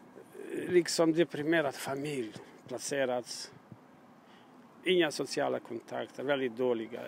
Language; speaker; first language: Swedish; non-native, learner; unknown